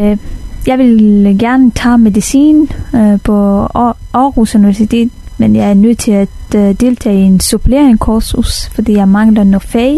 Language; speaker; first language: Danish; non-native, fluent; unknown